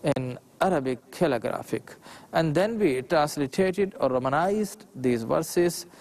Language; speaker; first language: English; non-native, local second language; Urdu